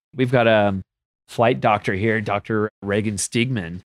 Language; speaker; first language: English; native; English